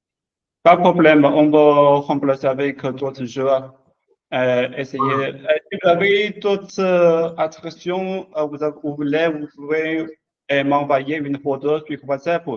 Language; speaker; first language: French; non-native, learner; Chinese